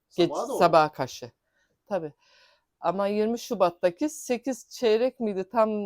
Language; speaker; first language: Turkish; native; Turkish